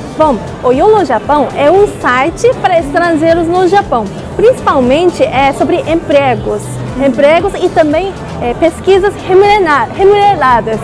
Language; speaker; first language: Portuguese; non-native, learner; Japanese